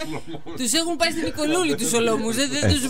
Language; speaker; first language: Greek; native; Greek